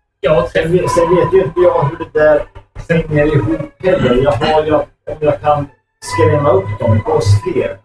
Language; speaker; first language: Swedish; native; Swedish